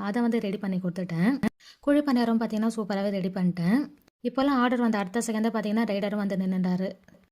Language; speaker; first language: Tamil; native; Tamil